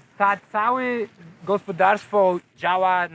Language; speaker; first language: Polish; non-native, learner; English